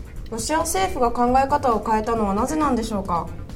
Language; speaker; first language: Japanese; native; Japanese